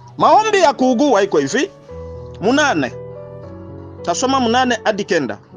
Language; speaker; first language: Swahili; native; Swahili